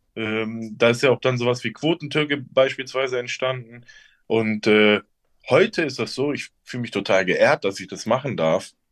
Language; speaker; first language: German; early bilingual, other home language; Turkish